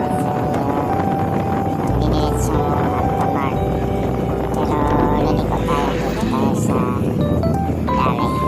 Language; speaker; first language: Filipino; non-native, local second language; Cebuano